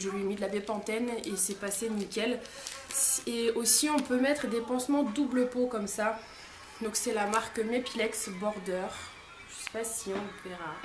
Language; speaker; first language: French; native; French